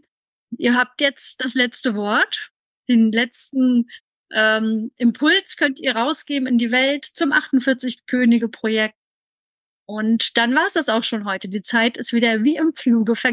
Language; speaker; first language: German; native; German